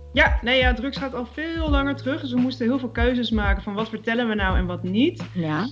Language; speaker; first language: Dutch; native; Dutch